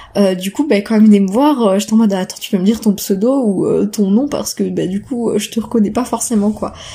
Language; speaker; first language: French; native; French